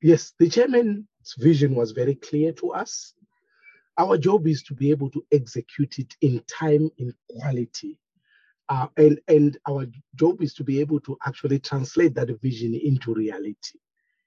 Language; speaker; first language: English; non-native, local second language; Shona